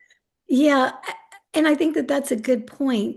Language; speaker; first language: English; native; English